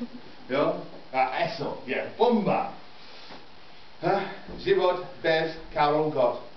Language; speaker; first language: Czech; non-native, learner; English